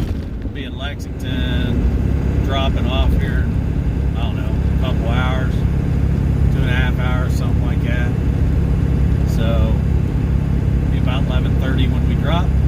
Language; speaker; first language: English; native; English